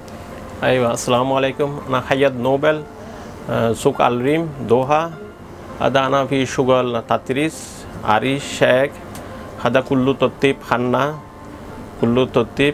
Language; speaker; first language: Arabic; non-native, learner; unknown